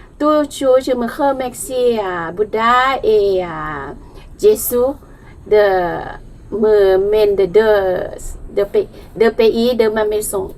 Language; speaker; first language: French; non-native, learner; Thai